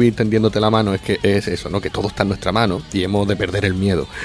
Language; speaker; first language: Spanish; native; Spanish